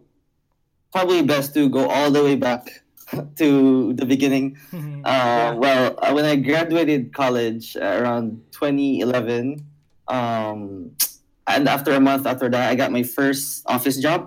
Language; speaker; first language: English; non-native, local second language; Hiligaynon